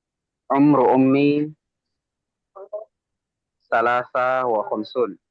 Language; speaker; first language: Arabic; non-native, learner; Indonesian